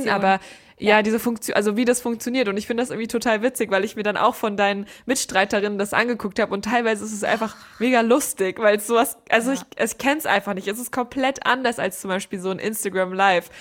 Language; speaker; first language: German; native; German